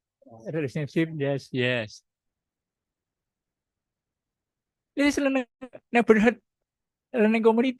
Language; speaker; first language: English; non-native, learner; Indonesian